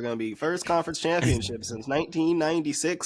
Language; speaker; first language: English; native; English